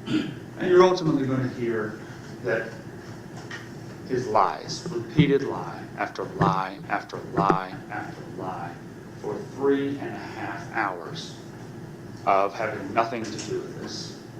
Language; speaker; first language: English; native; English